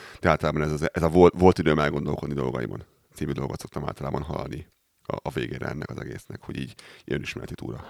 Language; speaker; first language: Hungarian; native; Hungarian